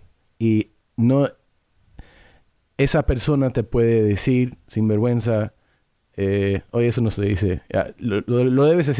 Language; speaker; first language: Spanish; early bilingual, heritage; English